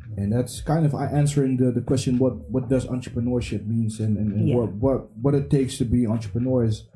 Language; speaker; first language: English; early bilingual, heritage; English